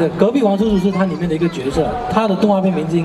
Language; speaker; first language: Chinese; native; Chinese